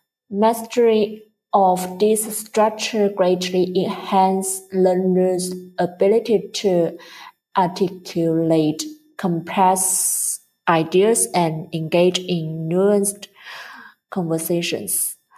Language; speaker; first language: English; non-native, fluent; Chinese